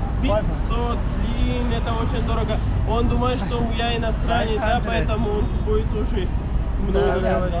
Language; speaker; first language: Russian; non-native, learner; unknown